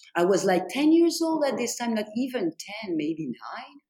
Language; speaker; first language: English; non-native, fluent; French